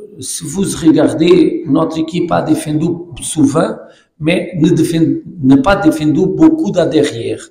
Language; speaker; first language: French; non-native, fluent; Portuguese